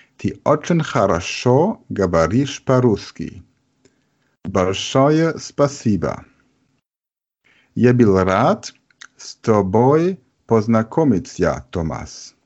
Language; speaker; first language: Russian; non-native, learner; German